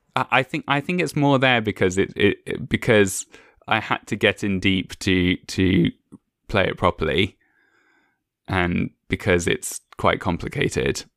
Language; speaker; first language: English; native; English